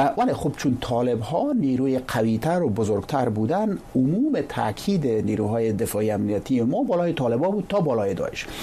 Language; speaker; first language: Persian; native; Persian